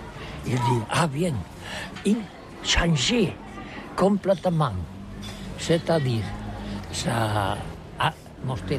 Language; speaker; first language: French; non-native, learner; Catalan